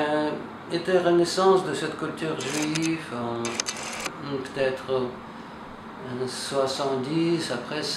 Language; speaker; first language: French; non-native, fluent; Russian